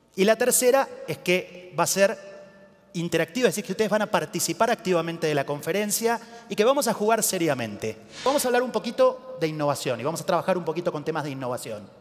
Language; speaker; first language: Spanish; native; Spanish